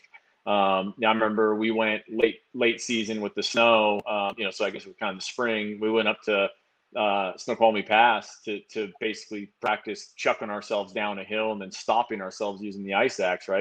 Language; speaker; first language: English; native; English